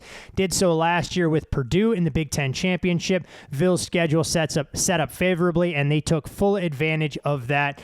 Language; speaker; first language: English; native; English